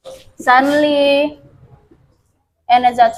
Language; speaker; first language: English; non-native, learner; Indonesian